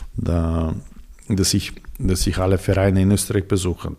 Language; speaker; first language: German; non-native, fluent; Serbian